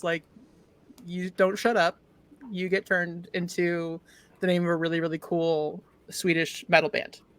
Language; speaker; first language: English; native; English